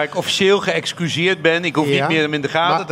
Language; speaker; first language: Dutch; native; Dutch